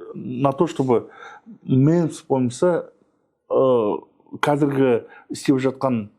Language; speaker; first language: Russian; non-native, local second language; Kazakh